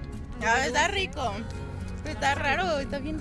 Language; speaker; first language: Spanish; native; Spanish